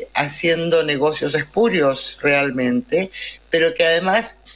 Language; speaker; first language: Spanish; native; Spanish